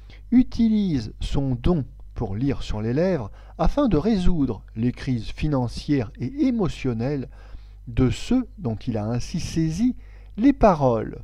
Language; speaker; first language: French; native; French